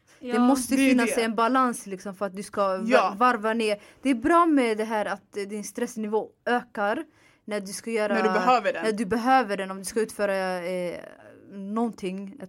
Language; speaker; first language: Swedish; non-native, fluent; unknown